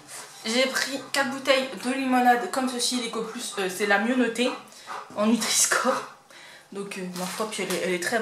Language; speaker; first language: French; native; French